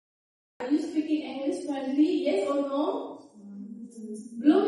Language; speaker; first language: English; non-native, fluent; Indonesian